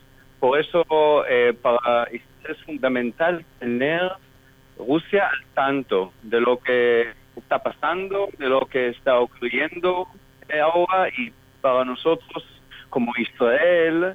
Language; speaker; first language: Spanish; non-native, fluent; Hebrew